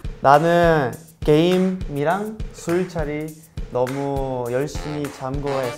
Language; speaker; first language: Korean; non-native, learner; Portuguese